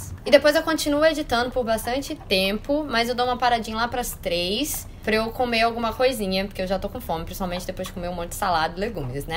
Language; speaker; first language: Portuguese; native; Portuguese